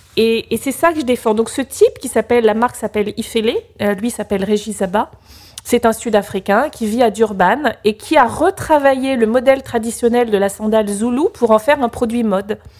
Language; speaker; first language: French; native; French